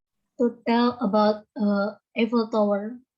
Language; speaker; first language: English; non-native, learner; Indonesian